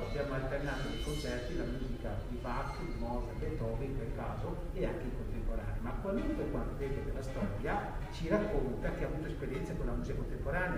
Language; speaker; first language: Italian; native; Italian